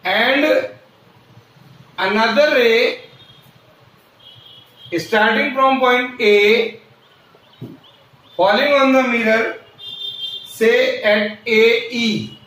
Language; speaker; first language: English; non-native, local second language; Hindi